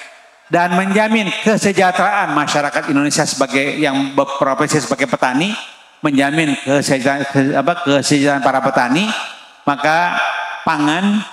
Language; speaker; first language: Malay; non-native, local second language; Sundanese